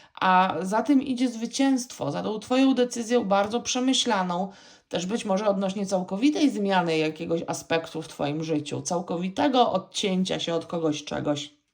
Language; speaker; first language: Polish; native; Polish